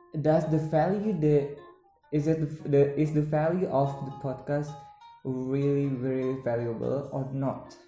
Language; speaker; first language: English; non-native, learner; Indonesian